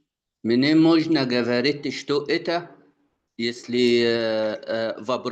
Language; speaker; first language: Russian; non-native, learner; Arabic